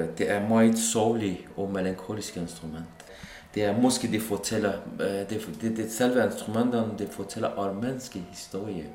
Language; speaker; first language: Danish; non-native, fluent; Kurdish